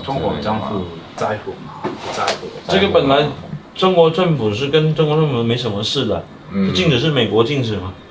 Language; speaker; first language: Chinese; native; Chinese